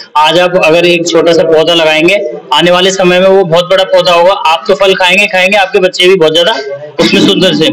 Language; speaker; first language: Hindi; native; Hindi